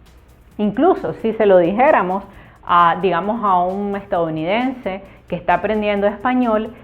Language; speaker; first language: Spanish; native; Spanish